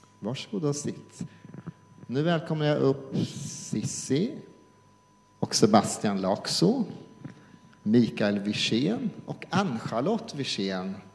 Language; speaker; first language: Swedish; native; Swedish